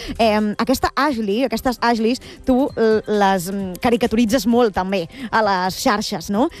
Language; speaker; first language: Catalan; native; Catalan